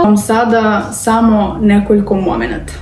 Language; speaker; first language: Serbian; non-native, learner; Russian